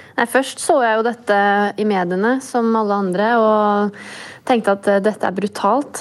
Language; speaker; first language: Norwegian; native; Norwegian